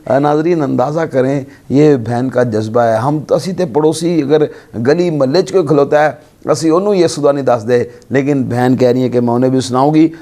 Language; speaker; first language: Urdu; non-native, local second language; Punjabi